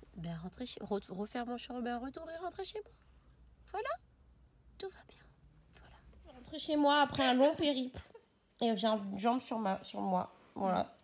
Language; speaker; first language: French; native; French